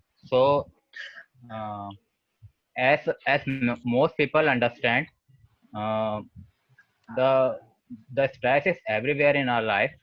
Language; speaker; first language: English; non-native, learner; Hindi